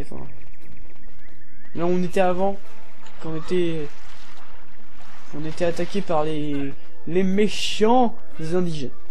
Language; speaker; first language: French; native; French